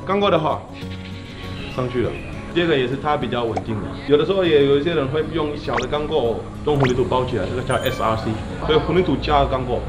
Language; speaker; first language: Chinese; non-native, fluent; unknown